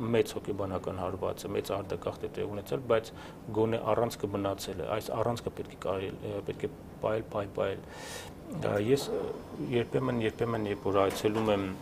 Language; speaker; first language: Armenian; native; Armenian